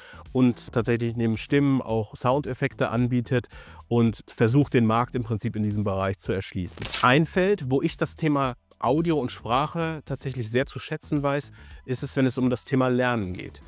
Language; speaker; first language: German; native; German